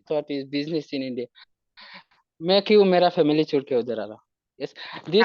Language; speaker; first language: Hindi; non-native, local second language; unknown